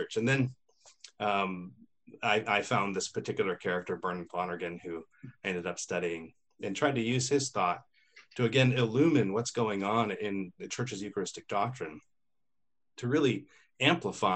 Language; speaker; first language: English; native; English